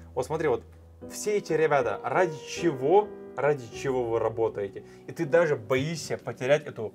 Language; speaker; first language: Russian; native; Russian